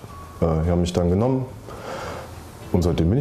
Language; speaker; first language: German; native; German